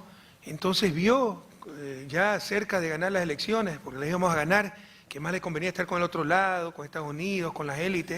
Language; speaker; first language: Spanish; native; Spanish